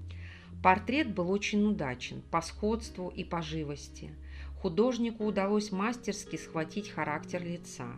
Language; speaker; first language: Russian; native; Russian